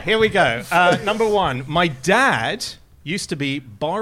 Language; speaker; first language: English; native; English